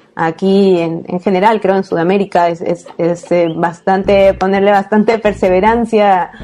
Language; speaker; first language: Spanish; native; Spanish